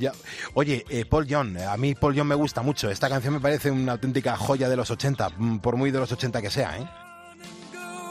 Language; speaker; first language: Spanish; native; Spanish